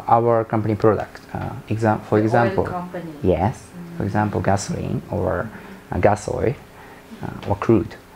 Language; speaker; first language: English; non-native, learner; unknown